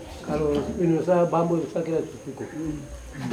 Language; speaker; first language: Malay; non-native, local second language; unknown